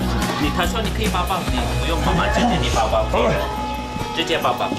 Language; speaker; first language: Chinese; non-native, fluent; Turkish